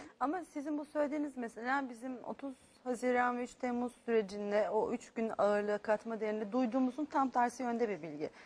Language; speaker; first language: Turkish; native; Turkish